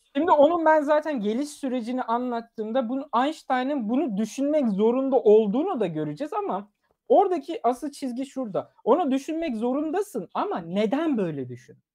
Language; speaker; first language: Turkish; early bilingual, other home language; German